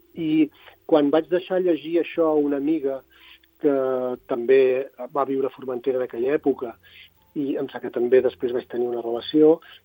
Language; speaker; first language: Catalan; non-native, local second language; Spanish